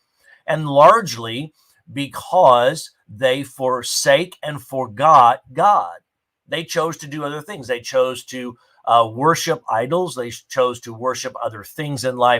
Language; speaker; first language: English; native; English